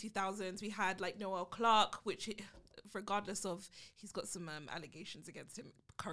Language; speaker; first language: English; native; English